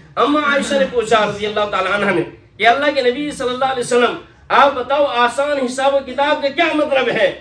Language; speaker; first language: Urdu; non-native, local second language; Kashmiri